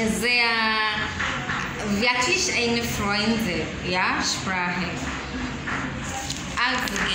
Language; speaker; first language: German; non-native, learner; English